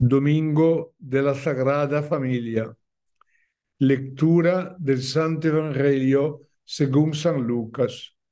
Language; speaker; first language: Spanish; non-native, fluent; Italian